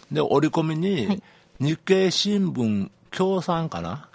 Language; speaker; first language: Japanese; native; Japanese